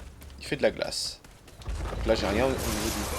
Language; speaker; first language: French; native; French